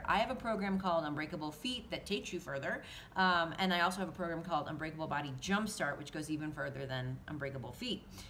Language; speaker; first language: English; native; English